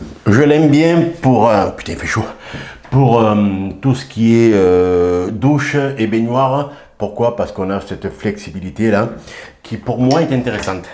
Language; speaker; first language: French; native; French